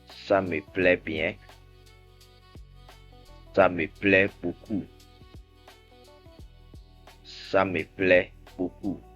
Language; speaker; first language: French; non-native, fluent; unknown